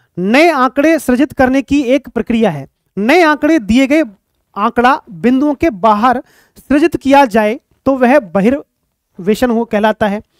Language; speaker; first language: Hindi; native; Hindi